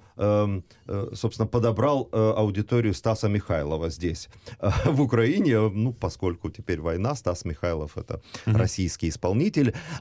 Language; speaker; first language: Russian; native; Russian